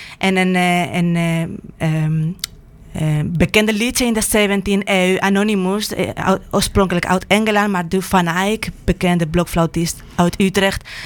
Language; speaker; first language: Dutch; non-native, fluent; Spanish